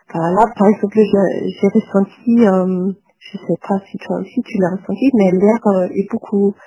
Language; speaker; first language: French; non-native, fluent; German